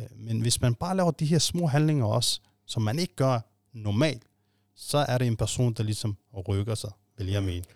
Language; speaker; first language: Danish; non-native, fluent; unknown